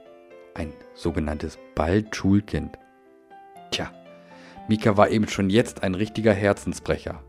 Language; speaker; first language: German; native; German